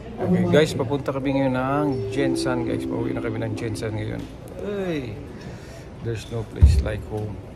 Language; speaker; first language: Filipino; non-native, local second language; Cebuano